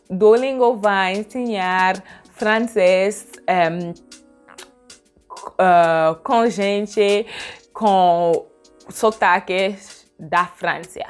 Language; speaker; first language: Portuguese; non-native, learner; French